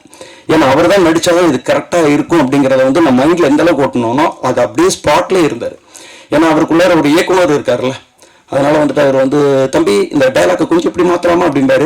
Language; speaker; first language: Tamil; native; Tamil